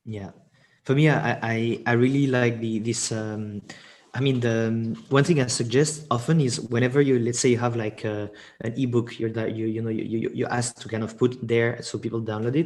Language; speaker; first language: English; non-native, fluent; French